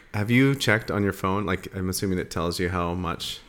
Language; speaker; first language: English; native; English